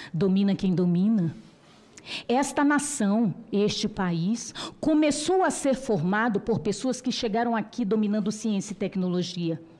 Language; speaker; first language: Portuguese; non-native, local second language; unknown